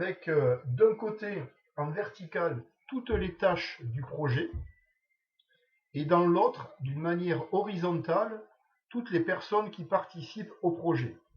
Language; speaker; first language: French; native; French